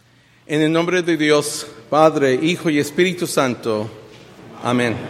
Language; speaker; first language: Spanish; early bilingual, heritage; Spanish